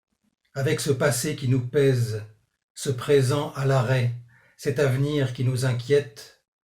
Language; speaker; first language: French; native; French